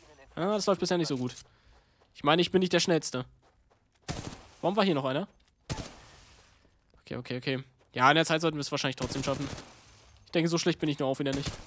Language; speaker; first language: German; native; German